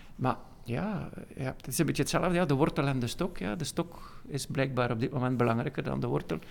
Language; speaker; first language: Dutch; native; Dutch